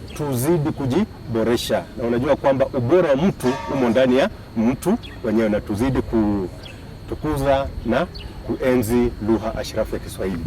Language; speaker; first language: Swahili; non-native, local second language; Luyia